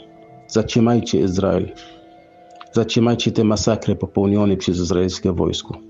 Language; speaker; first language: Polish; non-native, fluent; Arabic